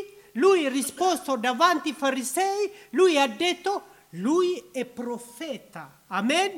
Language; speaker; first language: Italian; non-native, learner; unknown